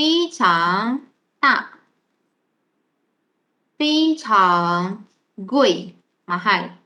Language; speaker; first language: Chinese; non-native, fluent; Malay